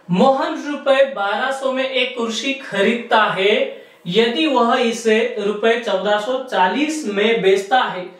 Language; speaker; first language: Hindi; non-native, local second language; Marathi